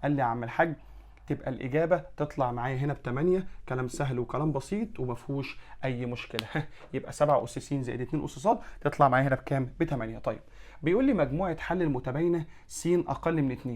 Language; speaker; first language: Arabic; native; Arabic